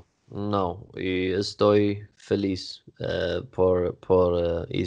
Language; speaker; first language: Portuguese; non-native, learner; Swedish